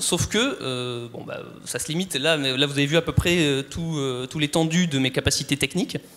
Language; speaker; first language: French; native; French